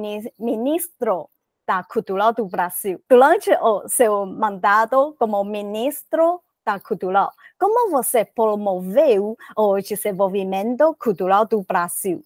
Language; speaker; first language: Portuguese; non-native, learner; Chinese